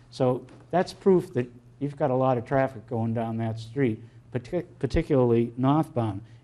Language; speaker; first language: English; native; English